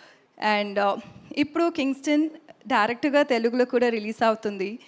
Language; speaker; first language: Telugu; non-native, learner; Tamil